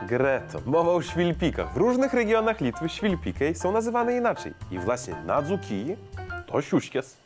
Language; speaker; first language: Polish; native; Polish